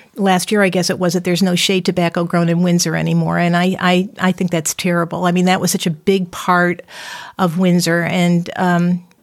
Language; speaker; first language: English; native; English